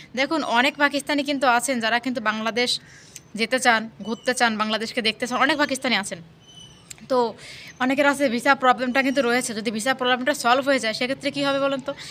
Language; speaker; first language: Bangla; native; Bangla